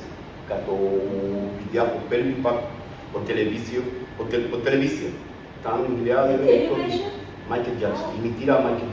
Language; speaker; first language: Bulgarian; non-native, learner; Spanish